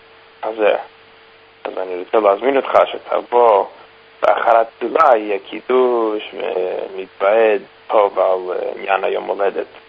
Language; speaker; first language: Hebrew; non-native, fluent; English